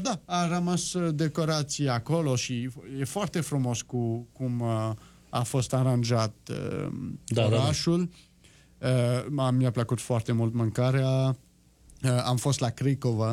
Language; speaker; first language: Romanian; non-native, learner; French